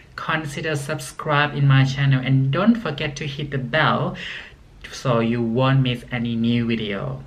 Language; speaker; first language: English; non-native, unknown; Thai